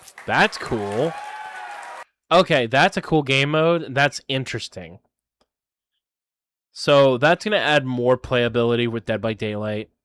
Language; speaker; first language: English; native; English